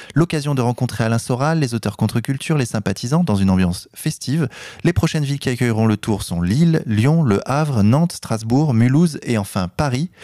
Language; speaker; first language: French; native; French